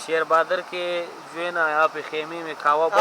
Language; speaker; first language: Hindi; non-native, local second language; Pashto